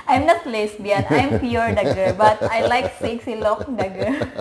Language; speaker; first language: English; non-native, learner; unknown